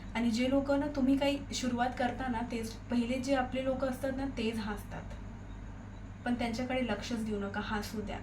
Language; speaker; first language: Marathi; non-native, local second language; Hindi